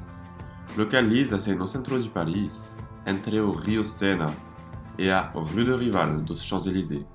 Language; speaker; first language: Portuguese; non-native, fluent; French